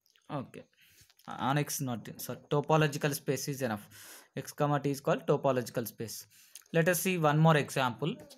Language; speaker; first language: English; non-native, local second language; Telugu